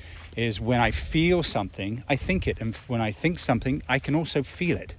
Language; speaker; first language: English; native; English